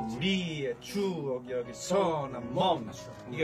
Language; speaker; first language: Korean; native; Korean